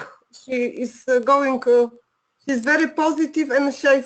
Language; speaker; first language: English; non-native, learner; Polish